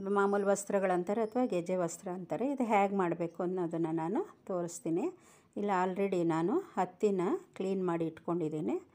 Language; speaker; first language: Kannada; non-native, local second language; Telugu